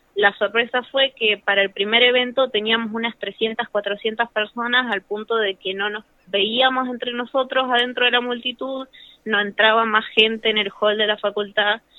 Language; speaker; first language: Spanish; native; Spanish